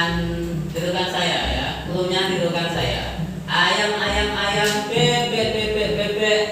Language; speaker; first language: Indonesian; native; Indonesian